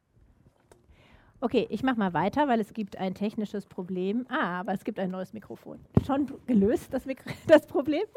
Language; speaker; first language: German; native; German